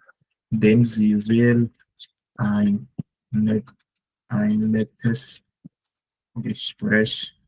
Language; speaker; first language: German; non-native, fluent; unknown